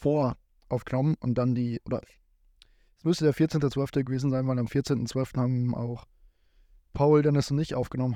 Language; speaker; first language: German; native; German